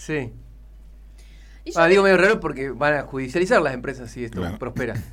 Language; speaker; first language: Spanish; native; Spanish